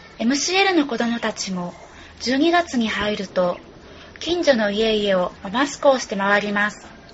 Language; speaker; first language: Japanese; native; Japanese